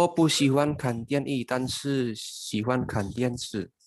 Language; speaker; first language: Chinese; non-native, learner; Indonesian